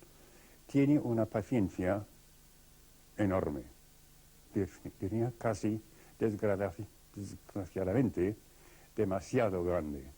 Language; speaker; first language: Spanish; non-native, fluent; Russian